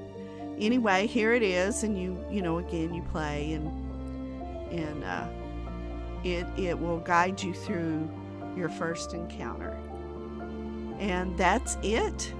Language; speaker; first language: English; native; English